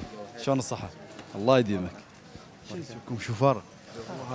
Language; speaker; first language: Arabic; native; Arabic